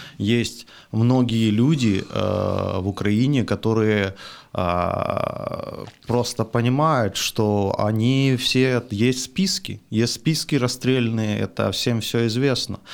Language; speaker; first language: Russian; native; Russian